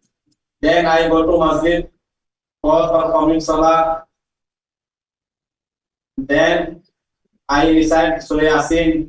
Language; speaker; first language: English; non-native, learner; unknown